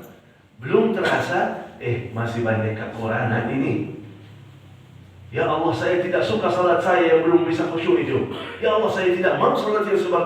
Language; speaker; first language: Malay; non-native, fluent; Arabic